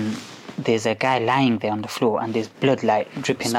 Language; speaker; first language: English; native; English